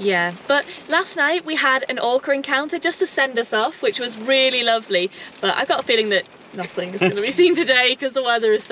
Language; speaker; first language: English; native; English